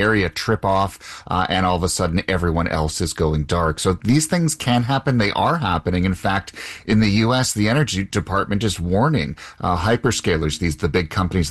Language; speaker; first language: English; native; English